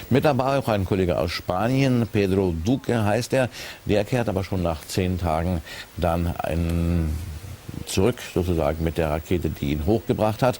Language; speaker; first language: German; native; German